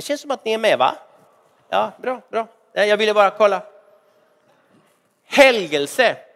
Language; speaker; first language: Swedish; non-native, fluent; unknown